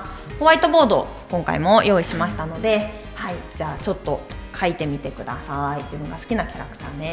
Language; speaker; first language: Japanese; native; Japanese